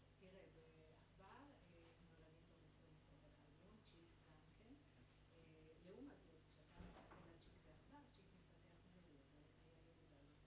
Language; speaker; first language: Hebrew; native; Hebrew